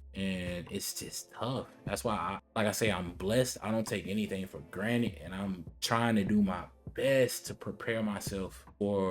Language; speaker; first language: English; native; English